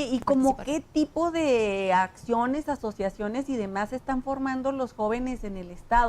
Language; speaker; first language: Spanish; native; Spanish